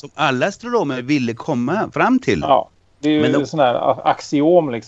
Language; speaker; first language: Swedish; non-native, fluent; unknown